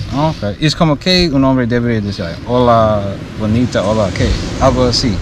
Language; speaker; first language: Spanish; non-native, learner; English